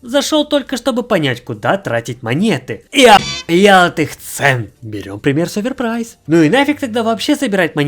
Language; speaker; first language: Russian; native; Russian